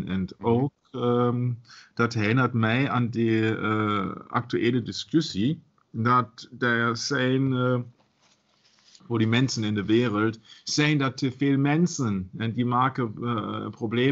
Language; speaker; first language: Dutch; non-native, learner; German